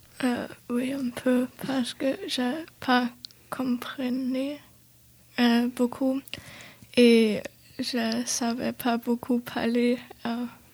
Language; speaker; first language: French; non-native, learner; German